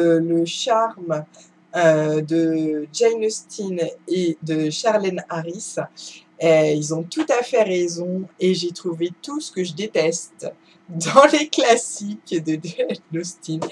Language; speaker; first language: French; native; French